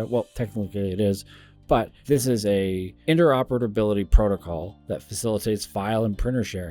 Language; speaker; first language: English; native; English